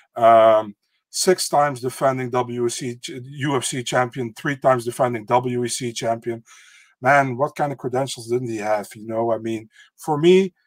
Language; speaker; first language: English; non-native, fluent; Dutch